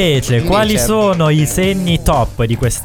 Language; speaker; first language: Italian; native; Italian